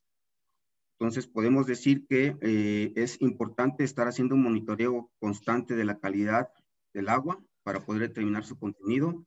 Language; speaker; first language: Spanish; native; Spanish